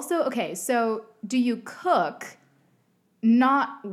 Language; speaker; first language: English; native; English